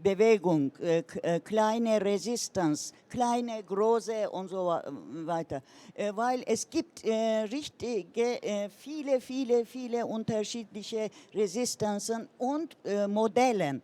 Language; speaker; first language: German; non-native, learner; Turkish